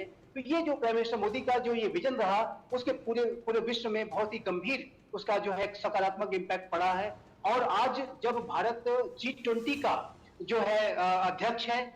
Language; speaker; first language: Hindi; native; Hindi